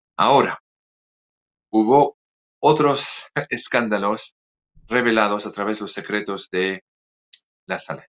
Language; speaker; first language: Spanish; non-native, fluent; French